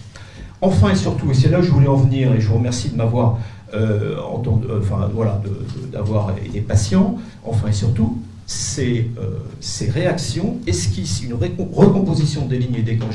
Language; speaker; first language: French; native; French